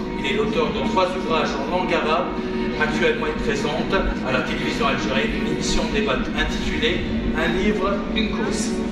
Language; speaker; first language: French; non-native, local second language; Arabic